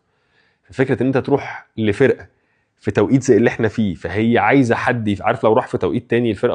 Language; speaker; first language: Arabic; native; Arabic